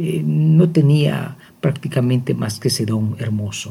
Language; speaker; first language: Spanish; native; Spanish